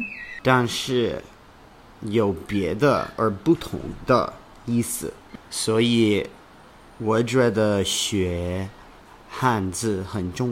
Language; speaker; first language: Chinese; non-native, learner; English